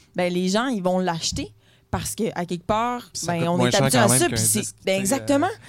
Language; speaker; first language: French; native; French